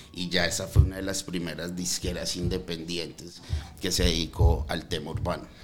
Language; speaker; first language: Spanish; early bilingual, heritage; Spanish